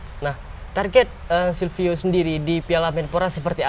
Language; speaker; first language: Indonesian; native; Indonesian